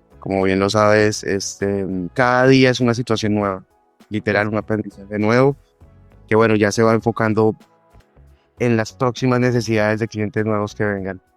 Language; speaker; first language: Spanish; native; Spanish